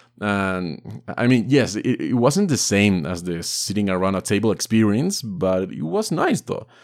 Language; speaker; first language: English; non-native, fluent; Spanish